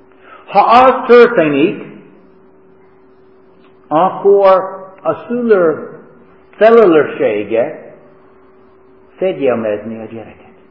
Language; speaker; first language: Hungarian; non-native, fluent; English